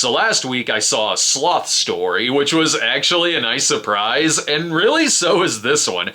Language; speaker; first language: English; native; English